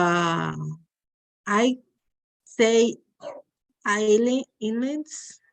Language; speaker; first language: English; non-native, learner; Spanish